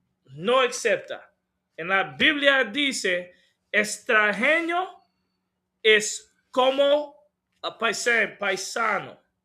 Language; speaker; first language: Spanish; non-native, learner; English